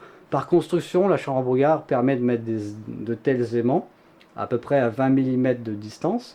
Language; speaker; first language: French; native; French